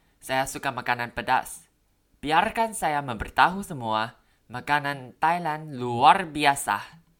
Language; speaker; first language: Indonesian; non-native, learner; Thai